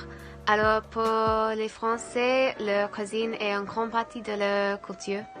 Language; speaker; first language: French; non-native, fluent; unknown